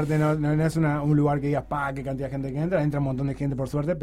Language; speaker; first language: Spanish; native; Spanish